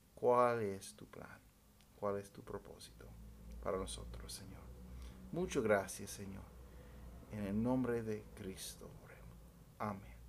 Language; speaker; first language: Spanish; non-native, fluent; English